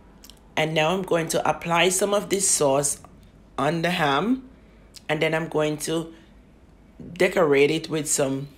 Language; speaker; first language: English; native; English